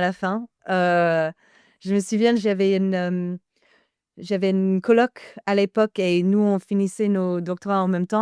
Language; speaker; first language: French; non-native, fluent; English